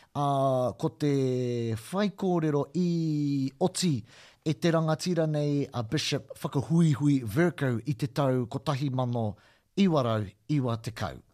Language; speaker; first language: Māori; non-native, local second language; English